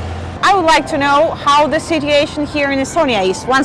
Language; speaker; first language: English; non-native, fluent; Spanish